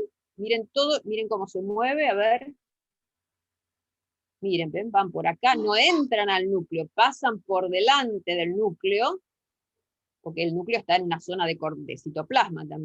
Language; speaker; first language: Spanish; native; Spanish